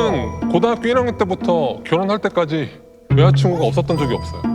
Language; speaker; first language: Korean; native; Korean